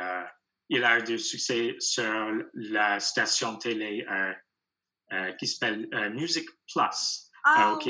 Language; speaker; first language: French; non-native, learner; English